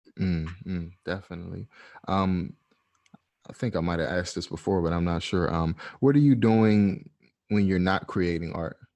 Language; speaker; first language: English; native; English